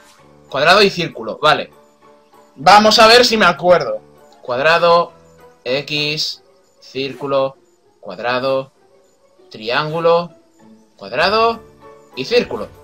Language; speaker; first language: Spanish; native; Spanish